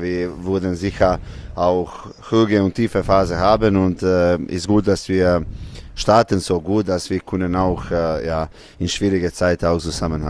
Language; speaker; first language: German; non-native, fluent; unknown